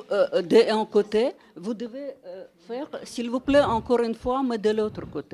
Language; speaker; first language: French; non-native, fluent; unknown